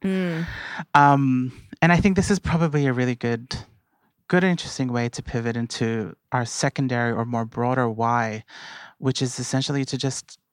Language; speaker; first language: English; native; English